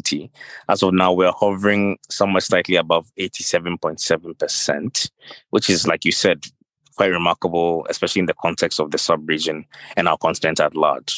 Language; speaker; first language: English; non-native, local second language; Akan